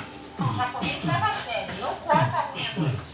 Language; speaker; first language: Portuguese; non-native, learner; Japanese